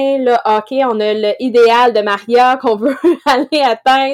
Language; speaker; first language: French; native; French